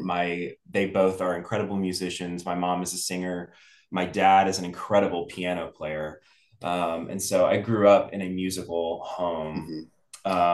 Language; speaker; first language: English; native; English